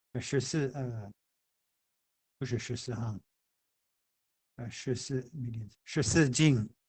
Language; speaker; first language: Chinese; non-native, fluent; English